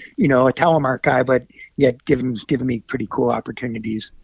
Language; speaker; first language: English; native; English